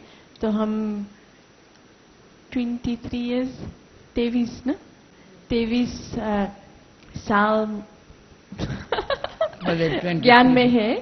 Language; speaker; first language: Hindi; non-native, learner; English